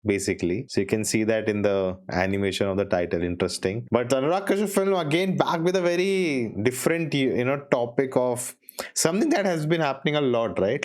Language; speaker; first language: English; non-native, local second language; Hindi